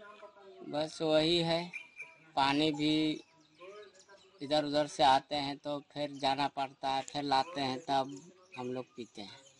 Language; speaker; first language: Hindi; non-native, local second language; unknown